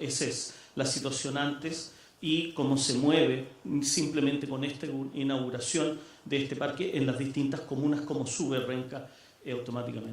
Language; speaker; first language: Spanish; native; Spanish